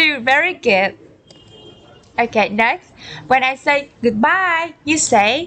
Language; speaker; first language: English; non-native, learner; Vietnamese